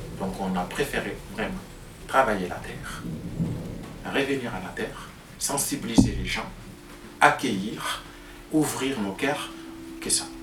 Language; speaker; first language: French; non-native, local second language; Tamasheq